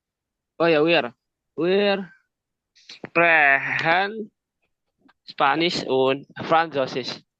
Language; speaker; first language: German; non-native, learner; Indonesian